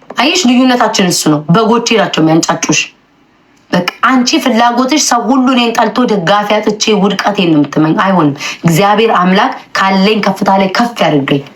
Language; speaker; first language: Amharic; native; Amharic